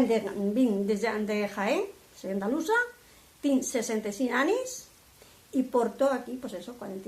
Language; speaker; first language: Catalan; non-native, local second language; Spanish